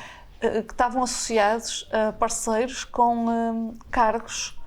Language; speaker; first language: Portuguese; native; Portuguese